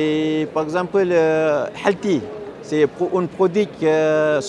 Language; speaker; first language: French; non-native, learner; Malay